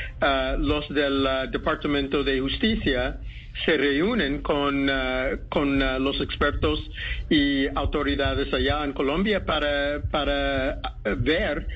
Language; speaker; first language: Spanish; non-native, fluent; English